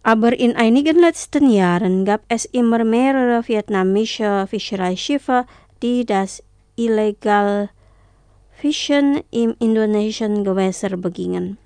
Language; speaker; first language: German; non-native, fluent; Indonesian